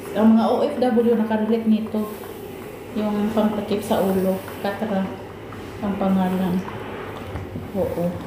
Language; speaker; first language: Filipino; non-native, local second language; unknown